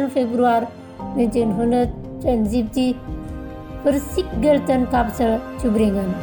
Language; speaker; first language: German; non-native, fluent; Indonesian